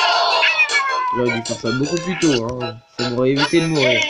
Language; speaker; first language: French; native; French